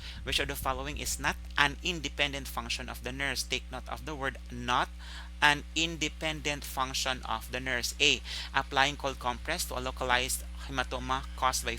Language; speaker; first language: English; non-native, local second language; Filipino